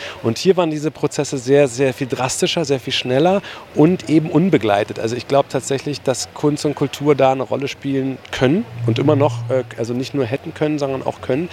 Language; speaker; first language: German; native; German